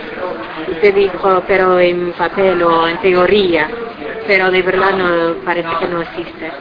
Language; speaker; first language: Spanish; non-native, fluent; English